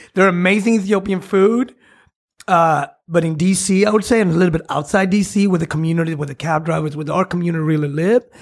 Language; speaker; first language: English; non-native, fluent; Swedish